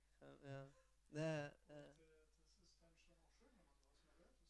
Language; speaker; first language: German; native; German